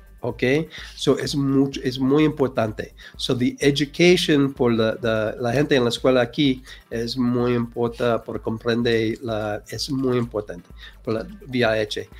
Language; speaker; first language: Spanish; non-native, learner; English